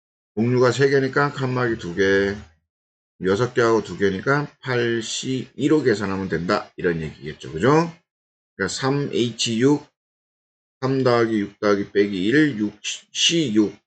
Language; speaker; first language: Korean; native; Korean